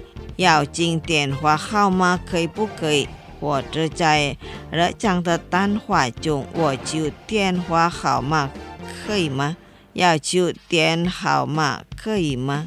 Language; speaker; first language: Chinese; non-native, fluent; Indonesian